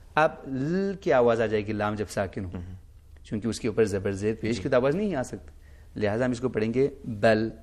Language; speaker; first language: Urdu; non-native, local second language; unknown